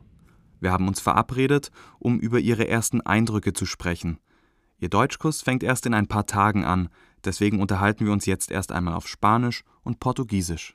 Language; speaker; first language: German; native; German